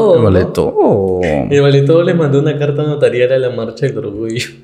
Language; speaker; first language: Spanish; native; Spanish